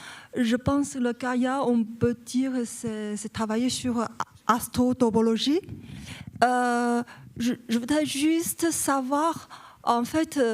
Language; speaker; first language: French; non-native, learner; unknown